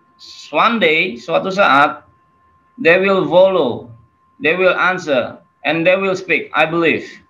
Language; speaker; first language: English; non-native, fluent; Indonesian